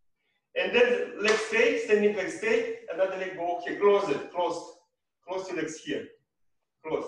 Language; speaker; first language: English; non-native, learner; Russian